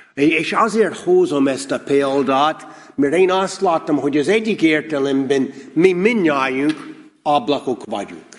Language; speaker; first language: Hungarian; non-native, fluent; English